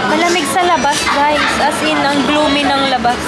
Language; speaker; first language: Filipino; native; Filipino